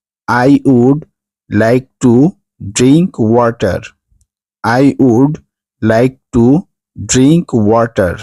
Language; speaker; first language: English; non-native, fluent; Bangla